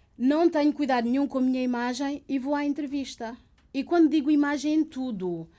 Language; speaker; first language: Portuguese; early bilingual, other home language; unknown